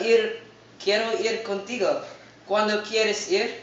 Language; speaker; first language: Spanish; non-native, learner; English